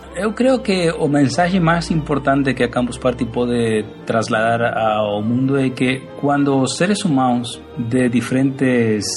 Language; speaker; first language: Portuguese; non-native, learner; Spanish